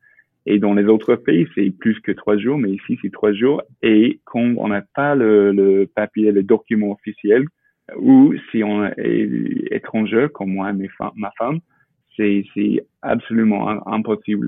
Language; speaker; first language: French; non-native, fluent; English